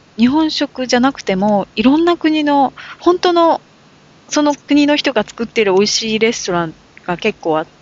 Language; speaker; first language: Japanese; native; Japanese